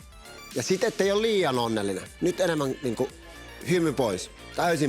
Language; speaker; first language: Finnish; native; Finnish